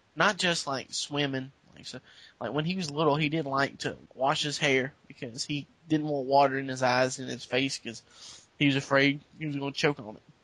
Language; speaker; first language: English; native; English